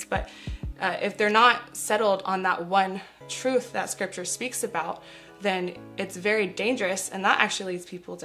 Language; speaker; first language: English; native; English